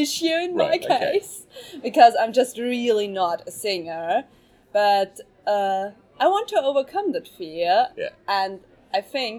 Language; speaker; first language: English; non-native, fluent; German